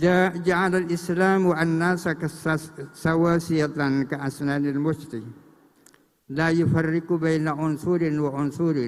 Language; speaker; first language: Arabic; non-native, fluent; Indonesian